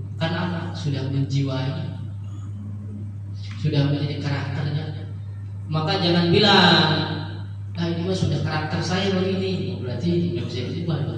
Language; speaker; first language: Indonesian; native; Indonesian